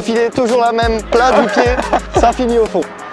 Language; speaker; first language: French; native; French